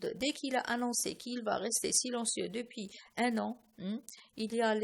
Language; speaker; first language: French; non-native, local second language; Arabic